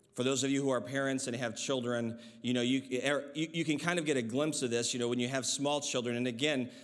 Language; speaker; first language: English; native; English